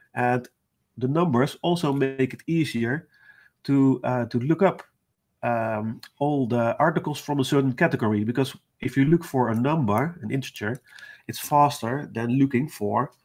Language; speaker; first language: English; non-native, fluent; Dutch